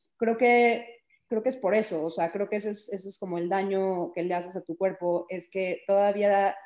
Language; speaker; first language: Spanish; early bilingual, heritage; Spanish